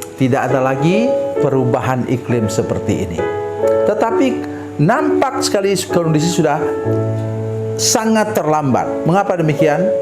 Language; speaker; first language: Indonesian; non-native, local second language; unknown